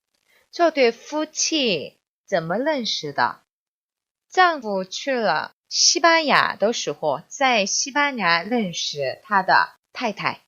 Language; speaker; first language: Chinese; non-native, fluent; Korean